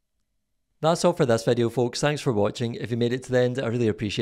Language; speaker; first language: English; native; English